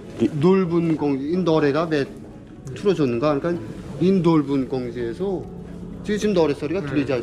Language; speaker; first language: Korean; native; Korean